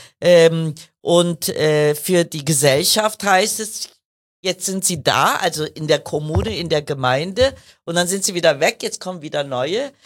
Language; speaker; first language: German; early bilingual, other home language; Kurdish